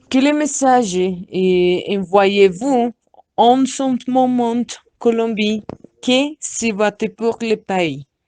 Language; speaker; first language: French; non-native, learner; Spanish